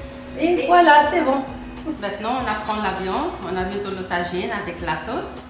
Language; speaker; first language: French; non-native, learner; Arabic